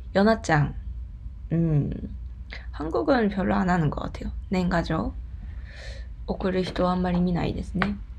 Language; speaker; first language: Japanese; non-native, fluent; Korean